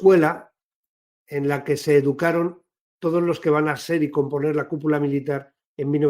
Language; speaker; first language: Spanish; native; Spanish